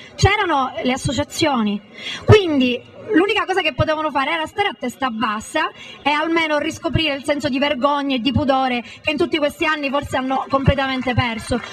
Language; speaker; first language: Italian; native; Italian